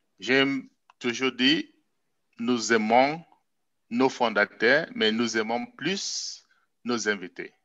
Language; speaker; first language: French; non-native, local second language; English